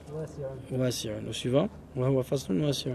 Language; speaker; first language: Arabic; non-native, fluent; French